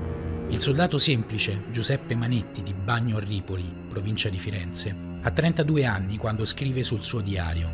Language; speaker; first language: Italian; native; Italian